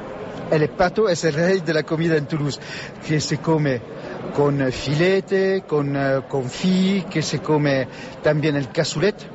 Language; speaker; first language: Spanish; non-native, learner; French